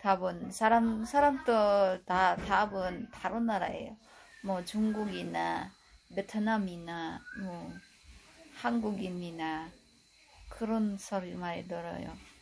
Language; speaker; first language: Korean; non-native, fluent; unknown